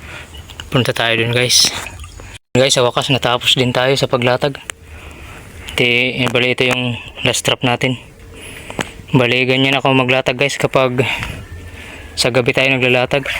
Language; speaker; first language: Filipino; native; Filipino